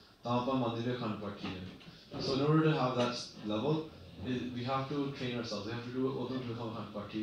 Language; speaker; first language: English; early bilingual, other home language; Punjabi